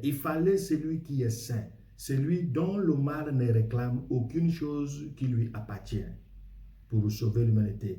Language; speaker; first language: French; non-native, fluent; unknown